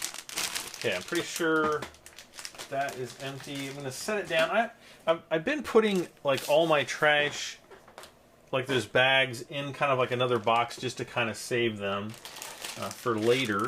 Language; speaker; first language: English; native; English